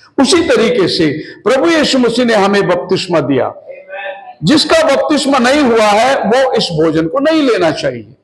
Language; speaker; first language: Hindi; non-native, local second language; Tamil